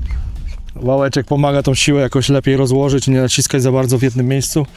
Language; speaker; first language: Polish; native; Polish